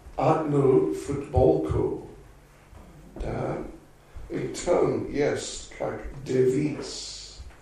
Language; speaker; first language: Russian; non-native, learner; English